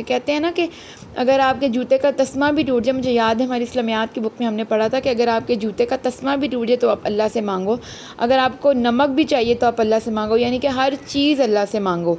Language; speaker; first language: Urdu; native; Urdu